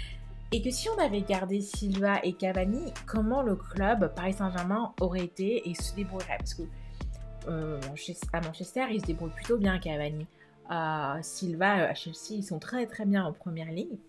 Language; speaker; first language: French; native; French